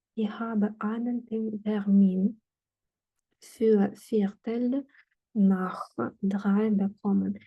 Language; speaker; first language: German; non-native, fluent; Ukrainian